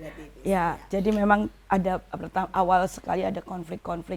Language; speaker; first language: Indonesian; native; Indonesian